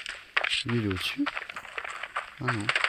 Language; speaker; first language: French; native; French